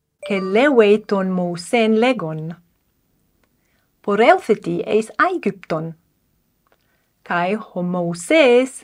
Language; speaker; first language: Greek; non-native, fluent; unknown